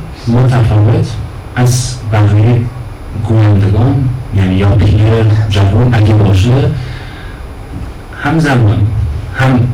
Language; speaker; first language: Persian; non-native, fluent; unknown